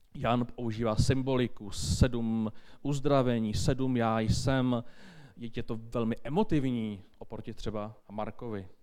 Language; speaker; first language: Czech; native; Czech